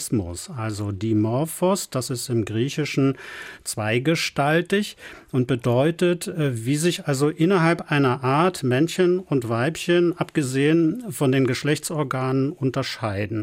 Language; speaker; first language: German; native; German